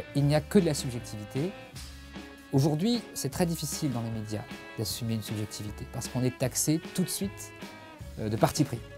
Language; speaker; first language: French; native; French